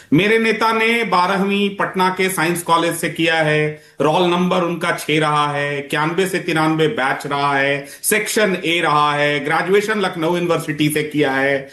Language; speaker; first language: Hindi; native; Hindi